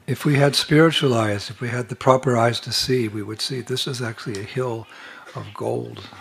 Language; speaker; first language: English; native; English